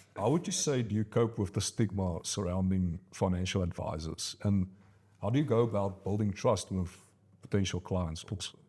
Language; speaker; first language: English; non-native, local second language; Afrikaans